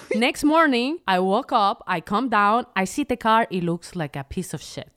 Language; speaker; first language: English; non-native, fluent; Spanish